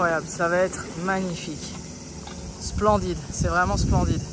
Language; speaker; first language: French; native; French